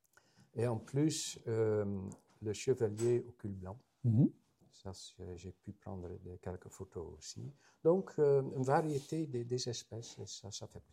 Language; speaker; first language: French; non-native, fluent; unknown